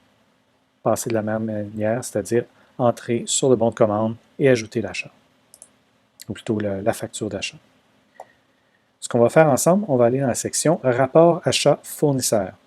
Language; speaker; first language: French; native; French